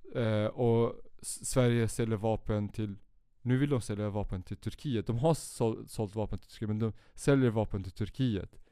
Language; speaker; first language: Swedish; early bilingual, other home language; Kurdish